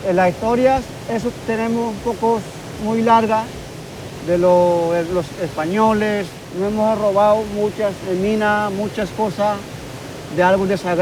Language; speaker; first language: Spanish; non-native, local second language; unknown